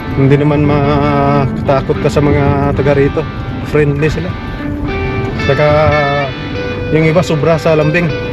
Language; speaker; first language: Filipino; non-native, local second language; Cebuano